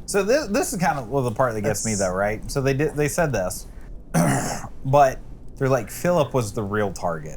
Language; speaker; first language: English; native; English